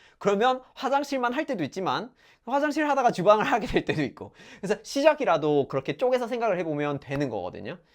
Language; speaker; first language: Korean; non-native, fluent; English